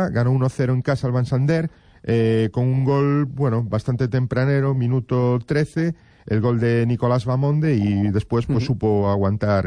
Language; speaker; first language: Spanish; native; Spanish